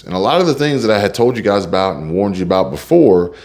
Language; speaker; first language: English; native; English